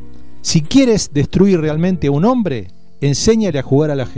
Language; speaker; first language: Spanish; native; Spanish